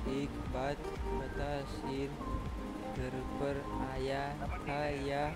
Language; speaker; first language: Hindi; non-native, local second language; Gujarati